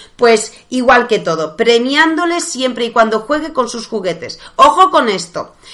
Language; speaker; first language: Spanish; non-native, fluent; Polish